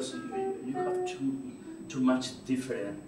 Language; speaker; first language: English; non-native, learner; Spanish